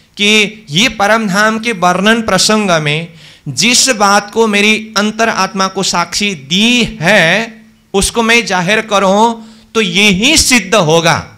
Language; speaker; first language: Hindi; native; Hindi